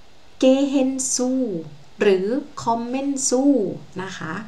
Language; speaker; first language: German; non-native, fluent; Thai